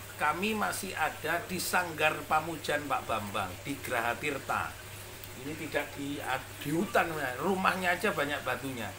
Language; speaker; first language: Indonesian; non-native, local second language; Javanese